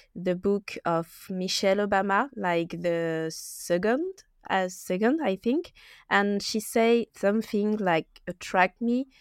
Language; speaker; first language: English; non-native, learner; French